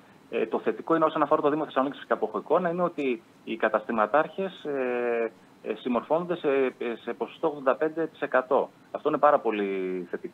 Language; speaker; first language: Greek; native; Greek